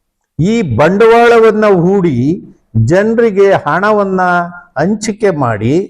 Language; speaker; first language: Kannada; native; Kannada